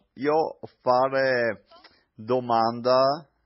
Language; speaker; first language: Italian; non-native, learner; English